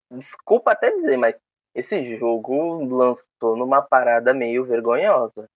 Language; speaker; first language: Portuguese; native; Portuguese